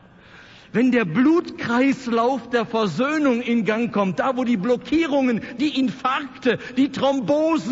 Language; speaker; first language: German; native; German